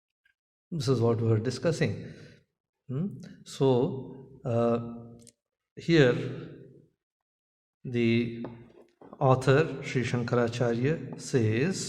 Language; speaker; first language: English; non-native, local second language; Hindi